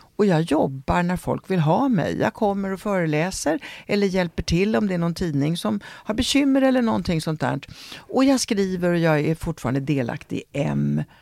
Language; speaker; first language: Swedish; early bilingual, other home language; Italian